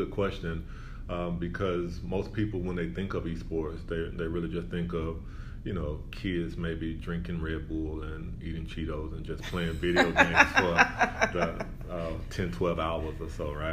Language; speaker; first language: English; native; English